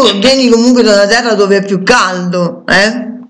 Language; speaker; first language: Italian; native; Italian